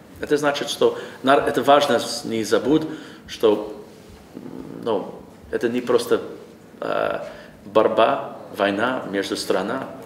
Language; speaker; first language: Russian; non-native, learner; English